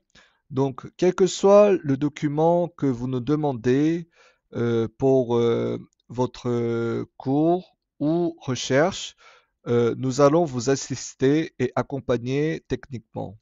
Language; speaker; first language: French; non-native, fluent; Korean